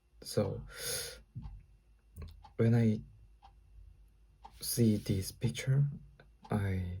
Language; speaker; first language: English; non-native, learner; Korean